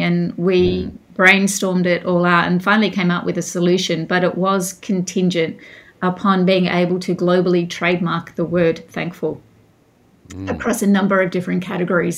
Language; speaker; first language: English; native; English